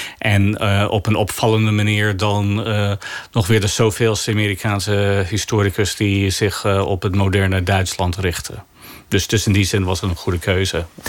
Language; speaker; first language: Dutch; non-native, fluent; English